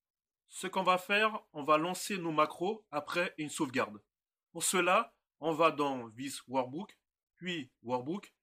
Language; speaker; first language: French; native; French